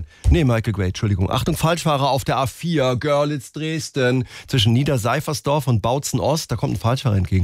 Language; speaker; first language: German; native; German